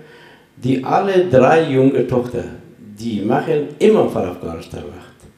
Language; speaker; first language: German; non-native, fluent; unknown